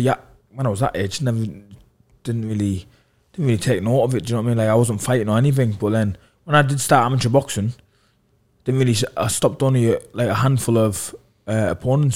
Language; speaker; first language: English; native; English